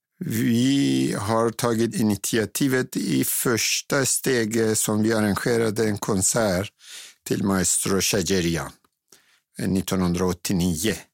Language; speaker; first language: Swedish; non-native, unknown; Persian